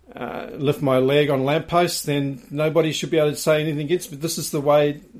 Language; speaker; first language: English; native; English